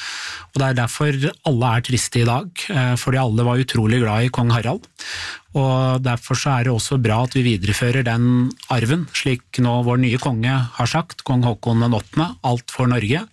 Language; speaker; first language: Norwegian; native; Norwegian